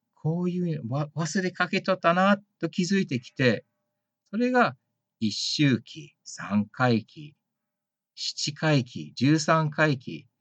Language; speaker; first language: Japanese; early bilingual, heritage; Japanese